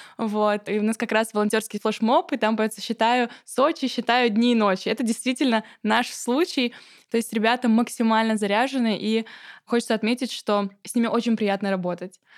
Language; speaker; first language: Russian; native; Russian